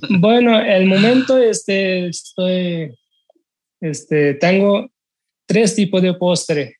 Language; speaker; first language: Spanish; non-native, learner; Urdu